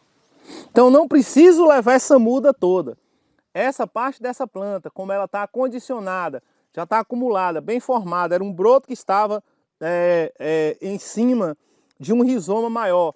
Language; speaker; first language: Portuguese; native; Portuguese